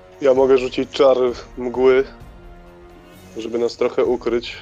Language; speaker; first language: Polish; native; Polish